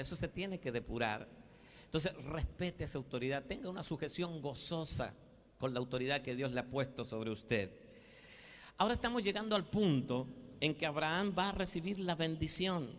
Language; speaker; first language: Spanish; native; Spanish